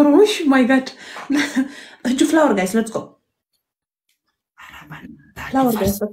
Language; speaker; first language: English; non-native, learner; Amharic